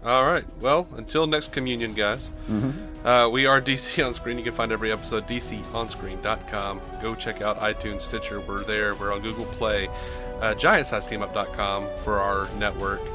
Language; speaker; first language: English; native; English